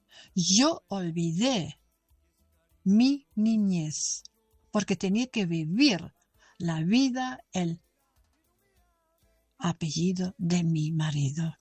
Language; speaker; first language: Spanish; non-native, fluent; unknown